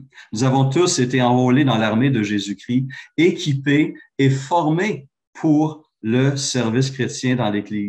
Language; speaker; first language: French; native; French